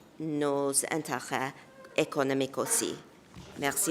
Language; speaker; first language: French; non-native, local second language; English